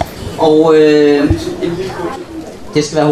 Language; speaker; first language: Danish; native; Danish